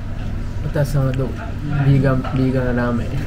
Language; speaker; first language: Japanese; non-native, learner; Kannada